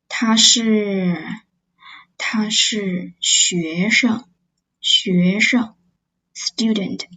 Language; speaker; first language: Chinese; non-native, fluent; English